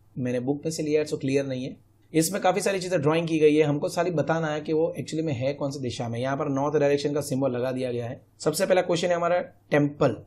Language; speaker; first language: Hindi; non-native, local second language; Gujarati